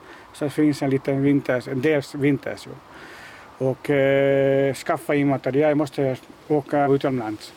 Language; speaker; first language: Swedish; non-native, fluent; Hungarian